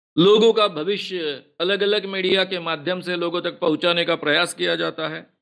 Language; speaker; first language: Hindi; non-native, local second language; Marathi